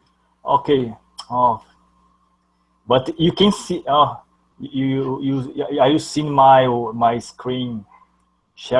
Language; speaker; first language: English; non-native, learner; Portuguese